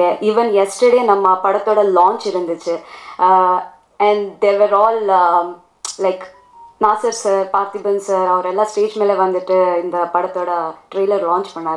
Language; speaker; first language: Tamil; non-native, learner; Kannada